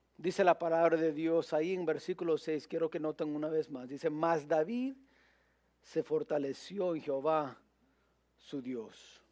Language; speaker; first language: Spanish; early bilingual, heritage; Spanish